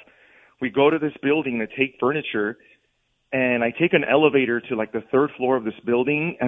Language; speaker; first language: English; native; English